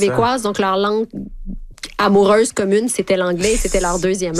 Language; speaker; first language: French; native; French